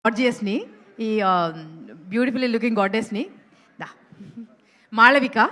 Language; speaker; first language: Telugu; native; Telugu